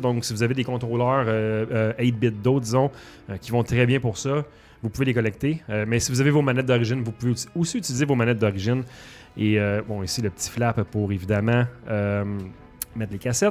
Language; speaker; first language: French; native; French